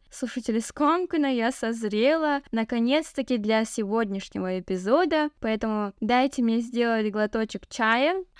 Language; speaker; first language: Russian; non-native, local second language; Kazakh